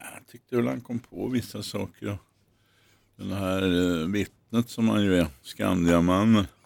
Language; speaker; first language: Swedish; native; Swedish